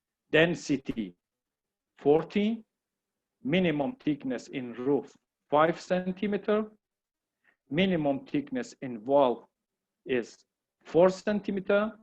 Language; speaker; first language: English; non-native, learner; Persian